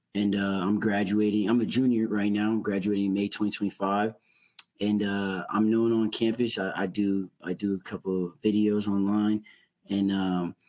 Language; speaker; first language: English; native; English